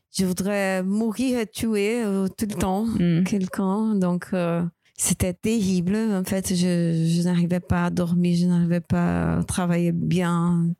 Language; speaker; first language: French; non-native, fluent; Portuguese